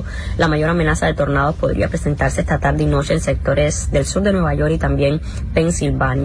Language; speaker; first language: Spanish; native; Spanish